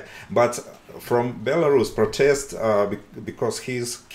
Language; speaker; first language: English; non-native, learner; Russian